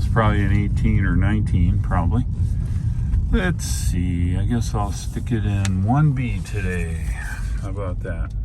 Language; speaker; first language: English; native; English